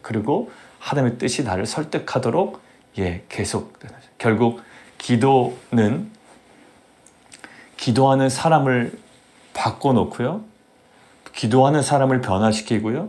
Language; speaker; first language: Korean; native; Korean